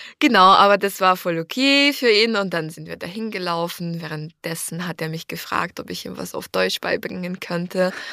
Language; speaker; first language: German; non-native, fluent; Ukrainian